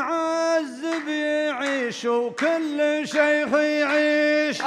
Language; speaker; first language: Arabic; native; Arabic